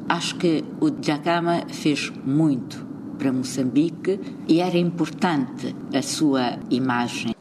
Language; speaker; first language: Portuguese; native; Portuguese